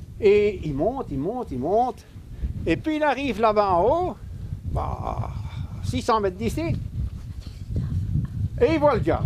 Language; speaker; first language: French; native; French